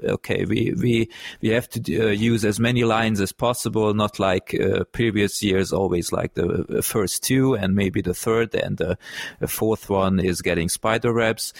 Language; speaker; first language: English; non-native, fluent; Hungarian